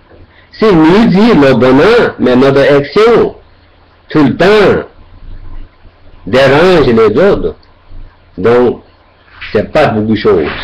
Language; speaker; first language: French; non-native, learner; Tibetan